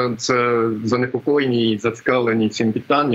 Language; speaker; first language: Ukrainian; non-native, fluent; Japanese